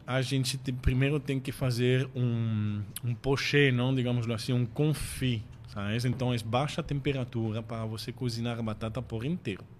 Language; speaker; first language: Portuguese; non-native, fluent; French